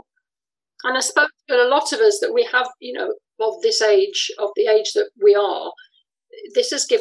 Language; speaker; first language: English; native; English